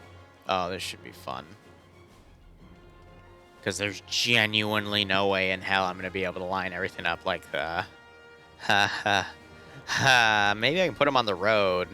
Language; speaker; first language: English; native; English